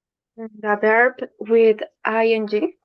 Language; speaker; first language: English; non-native, learner; Spanish